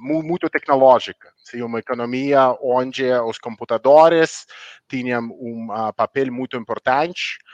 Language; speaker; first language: Portuguese; non-native, learner; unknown